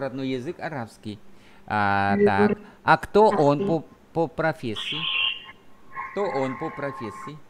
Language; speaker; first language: Russian; non-native, fluent; Vietnamese